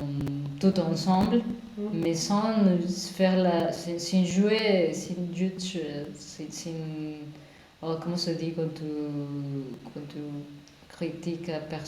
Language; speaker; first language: French; non-native, learner; Spanish